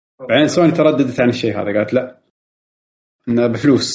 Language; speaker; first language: Arabic; native; Arabic